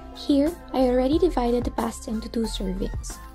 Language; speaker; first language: English; non-native, local second language; Filipino